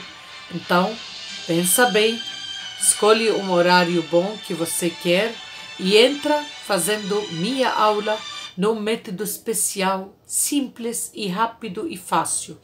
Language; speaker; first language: Portuguese; non-native, fluent; Arabic